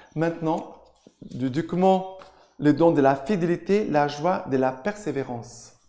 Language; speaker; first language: French; non-native, fluent; Portuguese